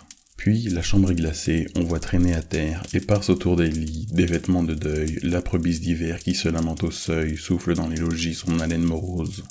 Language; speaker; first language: French; native; French